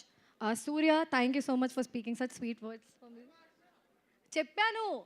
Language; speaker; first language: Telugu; non-native, fluent; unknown